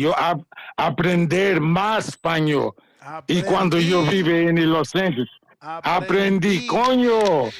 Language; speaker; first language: Spanish; non-native, learner; English